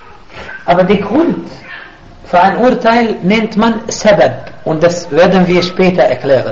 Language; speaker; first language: German; non-native, fluent; Arabic